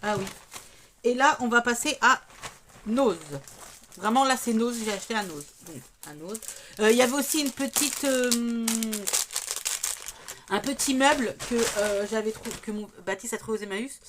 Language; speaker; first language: French; native; French